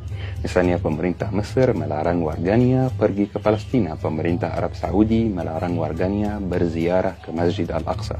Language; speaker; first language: Indonesian; non-native, fluent; Arabic